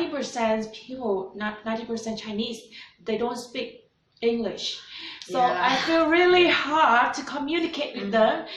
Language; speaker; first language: English; non-native, learner; Vietnamese